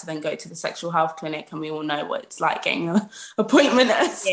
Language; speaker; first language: English; native; English